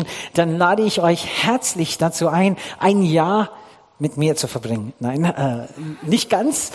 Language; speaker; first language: German; non-native, fluent; English